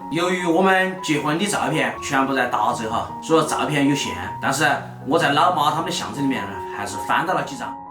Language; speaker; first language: Chinese; native; Chinese